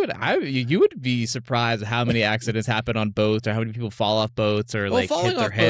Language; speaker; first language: English; native; English